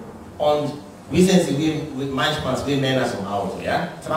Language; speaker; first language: German; non-native, learner; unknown